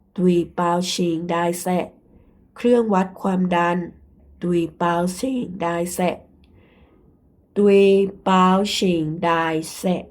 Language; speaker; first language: Thai; native; Thai